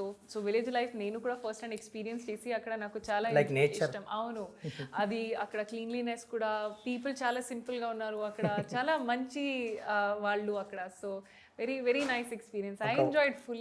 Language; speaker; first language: Telugu; non-native, local second language; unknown